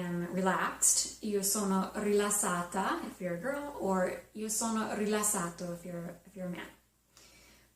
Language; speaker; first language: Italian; non-native, fluent; English